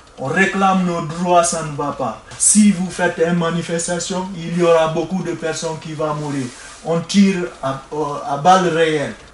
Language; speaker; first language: French; non-native, local second language; Fula